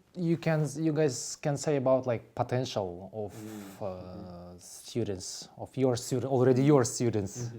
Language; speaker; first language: English; non-native, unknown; Kazakh